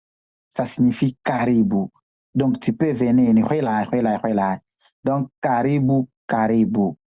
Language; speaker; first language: French; non-native, local second language; Swahili